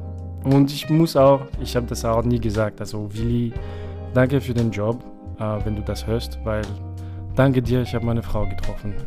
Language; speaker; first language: German; non-native, fluent; French